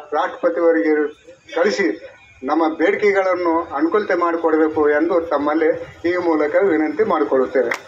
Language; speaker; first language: Kannada; non-native, local second language; Urdu